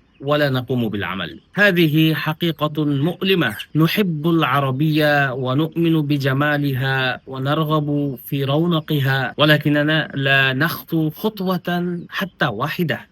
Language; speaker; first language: Arabic; non-native, fluent; Bangla